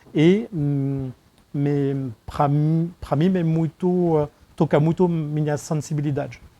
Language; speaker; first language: Portuguese; non-native, fluent; French